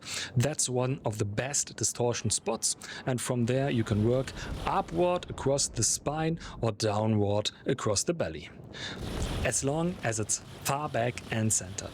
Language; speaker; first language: English; non-native, fluent; German